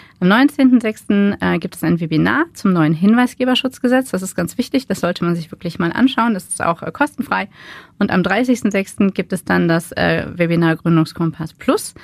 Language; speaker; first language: German; native; German